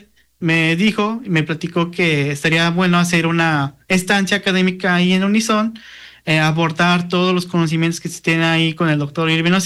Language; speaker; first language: Spanish; non-native, local second language; Nahuatl languages